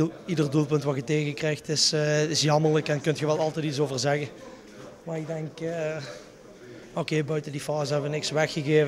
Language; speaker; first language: Dutch; native; Dutch